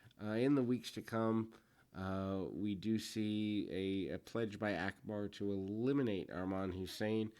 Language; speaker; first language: English; native; English